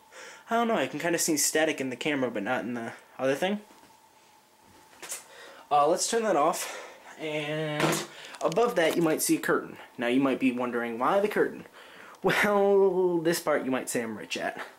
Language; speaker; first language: English; native; English